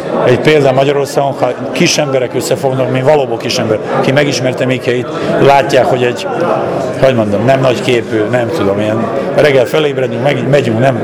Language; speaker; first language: Hungarian; non-native, fluent; Serbian